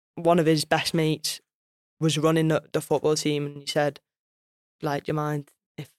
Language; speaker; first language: English; native; English